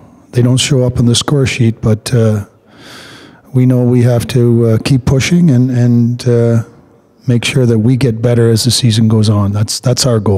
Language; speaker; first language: English; native; English